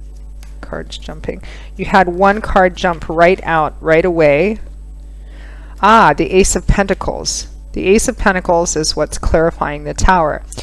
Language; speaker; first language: English; native; English